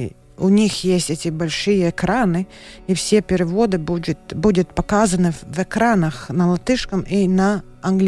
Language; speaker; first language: Russian; non-native, local second language; Latvian